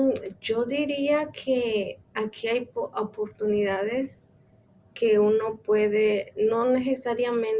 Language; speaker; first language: Spanish; non-native, local second language; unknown